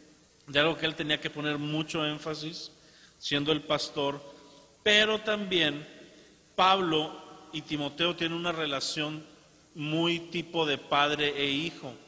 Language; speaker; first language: Spanish; native; Spanish